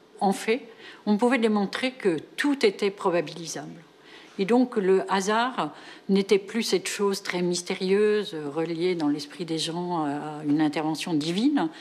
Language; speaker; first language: French; native; French